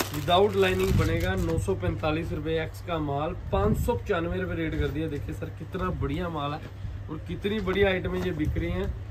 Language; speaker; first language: Hindi; non-native, local second language; Punjabi